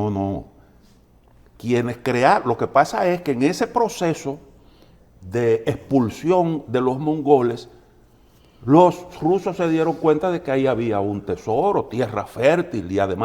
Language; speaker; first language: Spanish; native; Spanish